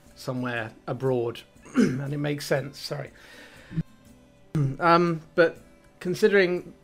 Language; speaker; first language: English; native; English